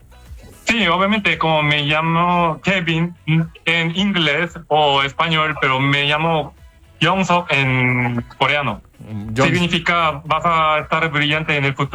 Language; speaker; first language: Spanish; non-native, fluent; Korean